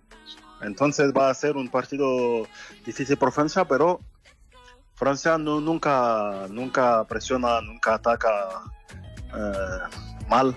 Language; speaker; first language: Spanish; non-native, fluent; French